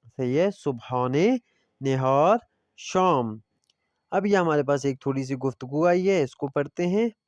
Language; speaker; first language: Urdu; non-native, local second language; Punjabi